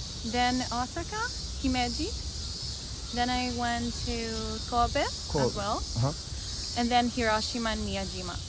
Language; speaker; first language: English; non-native, fluent; Italian